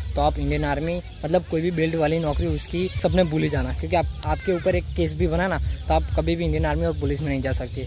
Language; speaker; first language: Hindi; non-native, local second language; Gujarati